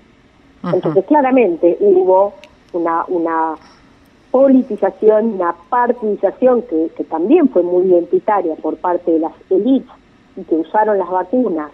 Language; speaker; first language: Spanish; native; Spanish